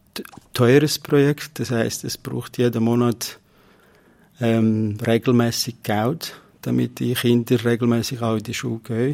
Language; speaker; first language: German; non-native, fluent; Kurdish